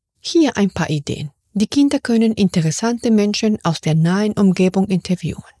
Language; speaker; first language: German; non-native, fluent; Spanish